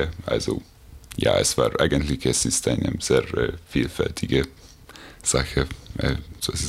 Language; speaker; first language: German; non-native, fluent; Hungarian